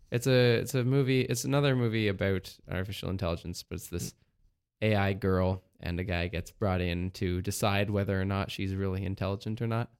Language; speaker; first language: English; native; English